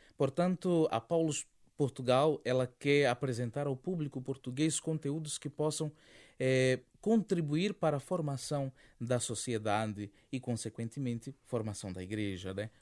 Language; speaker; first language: Portuguese; native; Portuguese